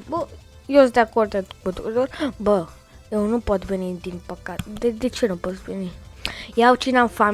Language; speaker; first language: Romanian; native; Romanian